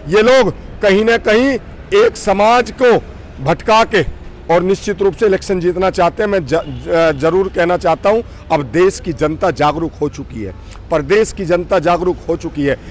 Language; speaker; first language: Hindi; native; Hindi